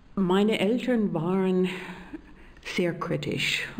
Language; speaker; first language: German; native; German